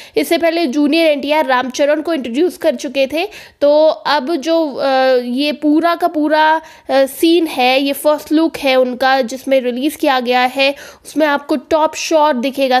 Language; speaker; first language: Hindi; native; Hindi